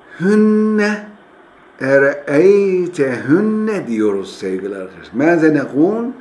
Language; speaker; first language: Arabic; non-native, fluent; Turkish